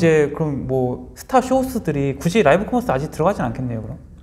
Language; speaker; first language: Korean; native; Korean